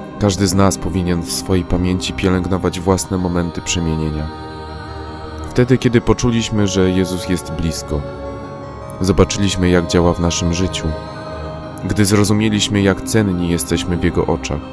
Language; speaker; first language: Polish; native; Polish